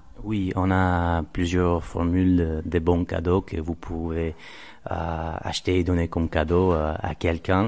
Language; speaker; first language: French; non-native, fluent; Spanish